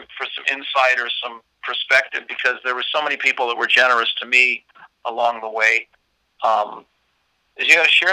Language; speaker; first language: English; native; English